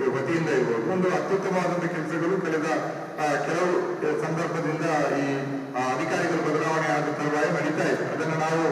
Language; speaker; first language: Kannada; non-native, local second language; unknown